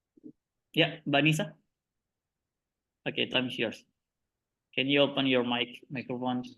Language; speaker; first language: English; non-native, learner; Indonesian